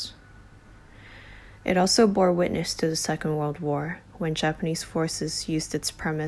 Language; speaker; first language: English; non-native, local second language; Cantonese